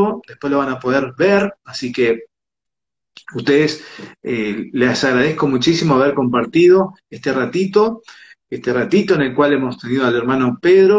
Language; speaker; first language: Spanish; native; Spanish